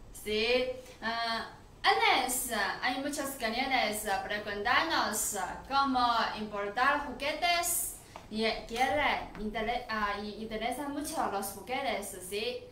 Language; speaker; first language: Spanish; non-native, learner; Chinese